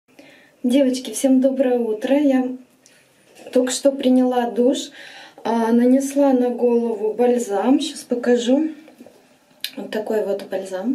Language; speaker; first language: Russian; native; Russian